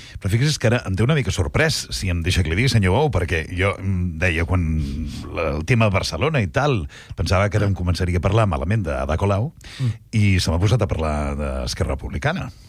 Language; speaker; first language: Catalan; native; Catalan